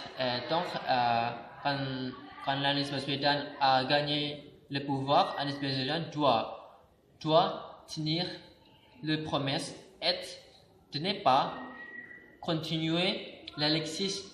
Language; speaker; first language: French; non-native, learner; Indonesian